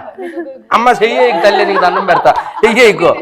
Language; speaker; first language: Telugu; native; Telugu